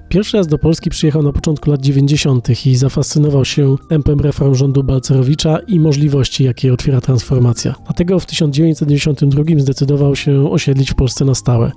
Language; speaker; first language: Polish; native; Polish